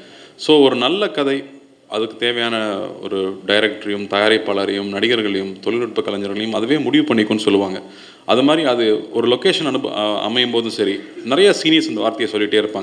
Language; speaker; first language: Tamil; native; Tamil